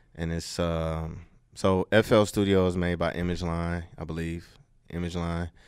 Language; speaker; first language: English; native; English